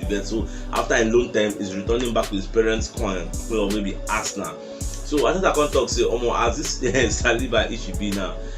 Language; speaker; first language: Nigerian Pidgin; non-native, local second language; Igbo